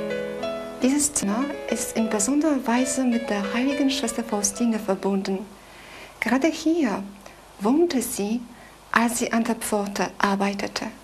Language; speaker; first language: German; non-native, fluent; Polish